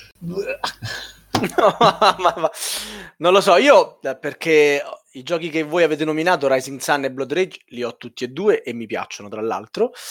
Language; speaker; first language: Italian; native; Italian